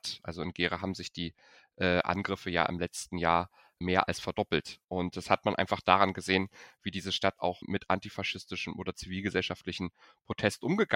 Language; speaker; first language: German; native; German